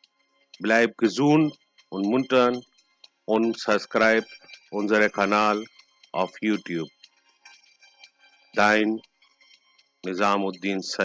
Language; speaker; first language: German; non-native, fluent; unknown